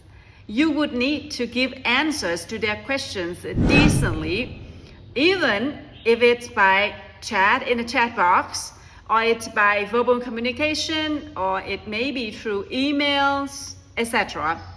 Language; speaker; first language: English; non-native, fluent; Vietnamese